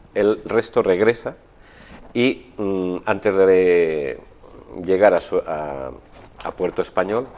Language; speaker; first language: Spanish; native; Spanish